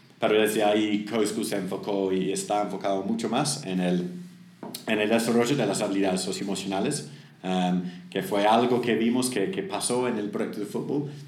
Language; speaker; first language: Spanish; non-native, fluent; English